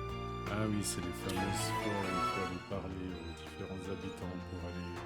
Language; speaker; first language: French; native; French